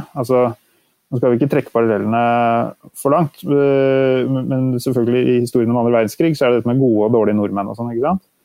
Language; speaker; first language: Norwegian; native; Norwegian